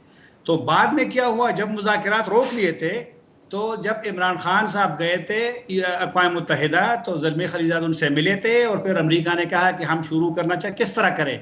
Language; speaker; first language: Hindi; non-native, local second language; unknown